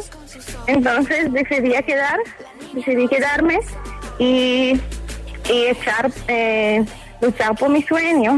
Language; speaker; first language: Spanish; early bilingual, heritage; Hebrew